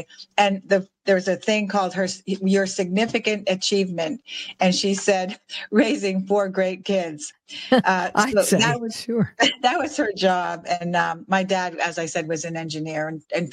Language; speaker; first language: English; native; English